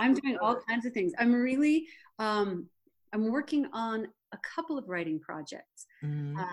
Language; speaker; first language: English; native; English